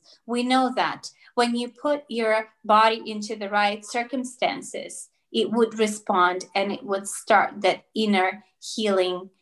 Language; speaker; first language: English; non-native, fluent; Russian